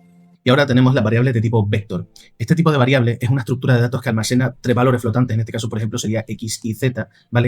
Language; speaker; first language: Spanish; native; Spanish